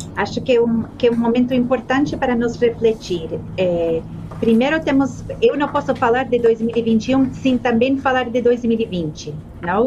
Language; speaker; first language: Portuguese; non-native, fluent; Spanish